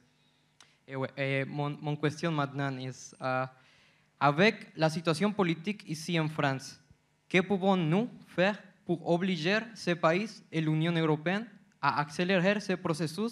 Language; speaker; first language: French; non-native, fluent; Spanish